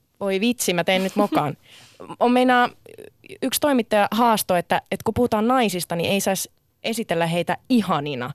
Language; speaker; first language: Finnish; early bilingual, other home language; Sinhala